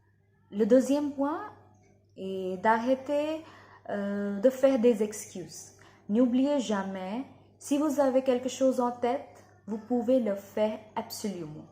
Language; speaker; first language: French; non-native, learner; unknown